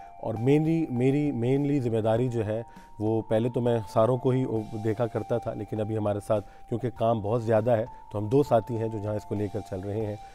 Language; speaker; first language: Urdu; non-native, local second language; Punjabi